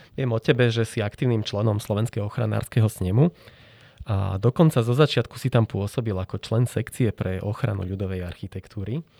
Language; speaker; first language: Slovak; native; Slovak